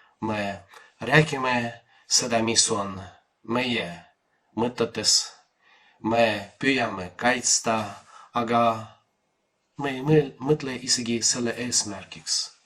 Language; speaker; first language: Estonian; non-native, fluent; Polish